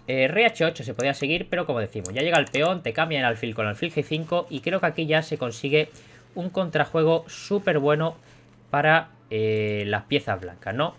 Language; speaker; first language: Spanish; native; Spanish